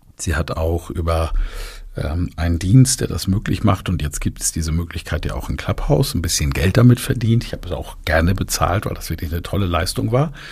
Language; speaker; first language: German; native; German